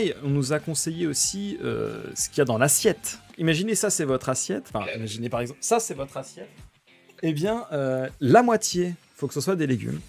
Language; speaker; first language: French; native; French